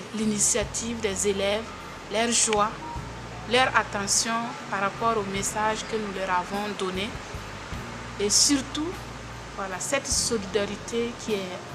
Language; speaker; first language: French; non-native, local second language; Mossi